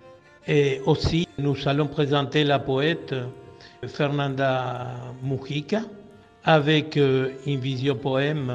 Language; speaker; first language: French; non-native, fluent; Spanish